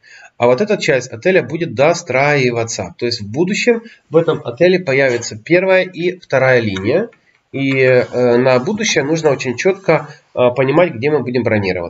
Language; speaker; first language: Russian; native; Russian